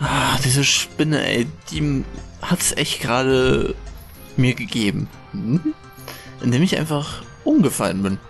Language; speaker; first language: German; native; German